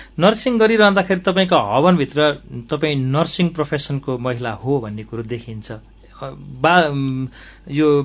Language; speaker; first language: Nepali; native; Nepali